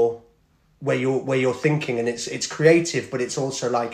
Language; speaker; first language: English; native; English